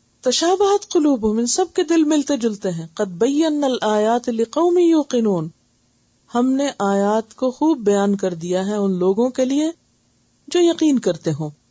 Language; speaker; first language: Urdu; non-native, local second language; Punjabi